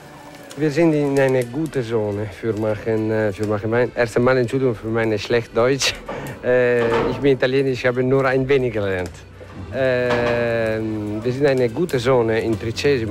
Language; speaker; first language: German; non-native, learner; Italian